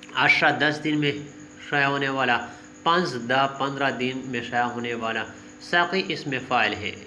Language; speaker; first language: Urdu; non-native, local second language; Pashto